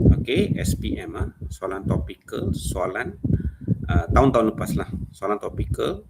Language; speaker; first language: Malay; non-native, local second language; Tamil